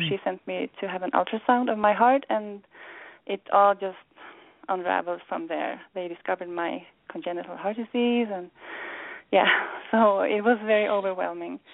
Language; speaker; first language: English; non-native, fluent; Swedish